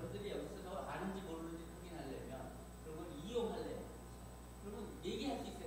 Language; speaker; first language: Korean; native; Korean